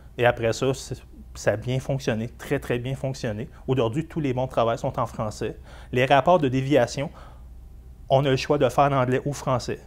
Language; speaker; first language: French; native; French